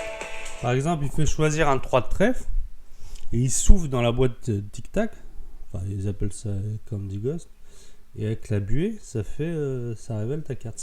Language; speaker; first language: French; native; French